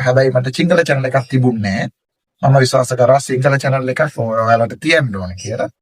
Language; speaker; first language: Sinhala; non-native, local second language; Tamil